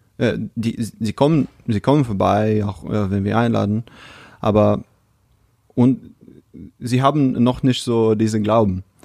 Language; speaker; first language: German; non-native, fluent; Russian